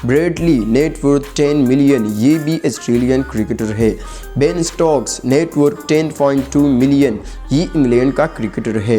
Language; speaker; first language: Hindi; native; Hindi